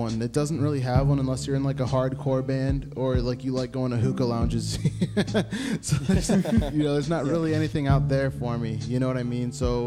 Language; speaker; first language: English; native; English